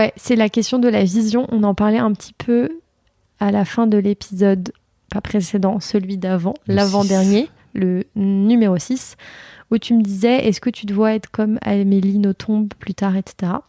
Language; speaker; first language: French; native; French